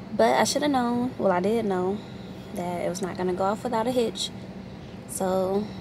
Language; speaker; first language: English; native; English